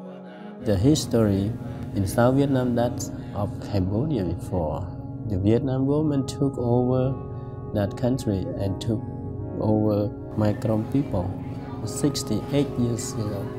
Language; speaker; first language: English; non-native, learner; Khmer